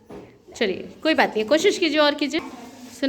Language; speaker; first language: Hindi; native; Hindi